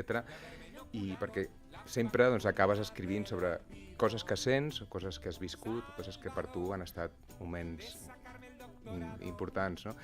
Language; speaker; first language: Catalan; native; Catalan